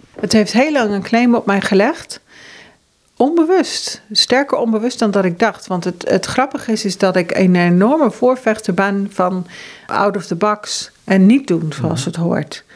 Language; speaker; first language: Dutch; early bilingual, heritage; Dutch